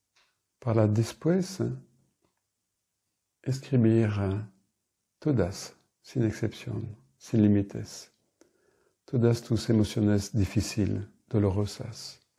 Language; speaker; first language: Spanish; non-native, fluent; French